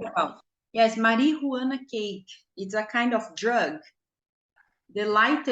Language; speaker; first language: English; non-native, fluent; Portuguese